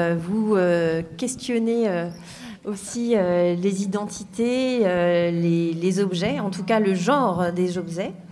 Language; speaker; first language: French; native; French